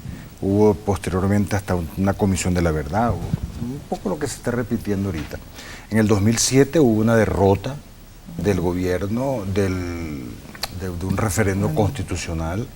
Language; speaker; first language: Spanish; native; Spanish